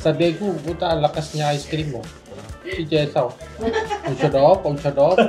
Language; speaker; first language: Filipino; non-native, learner; Korean